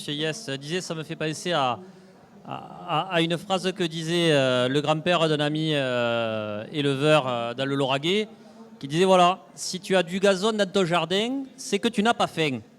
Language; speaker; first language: French; native; French